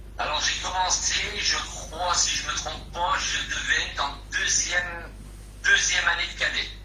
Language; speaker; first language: French; early bilingual, other home language; Portuguese